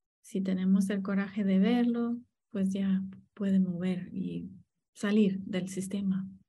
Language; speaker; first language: Spanish; non-native, fluent; English